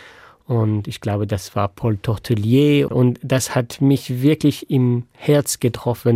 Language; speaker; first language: German; non-native, fluent; French